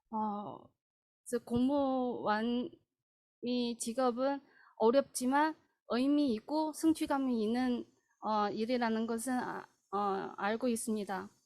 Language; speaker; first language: Korean; non-native, fluent; Chinese